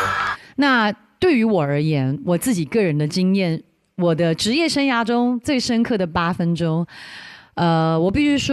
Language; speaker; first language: Chinese; native; Chinese